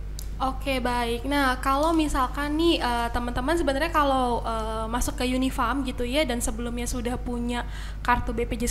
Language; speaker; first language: Indonesian; native; Indonesian